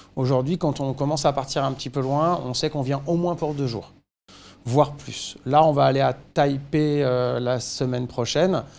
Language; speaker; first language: French; native; French